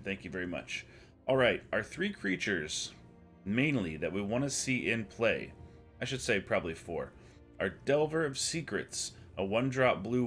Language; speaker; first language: English; native; English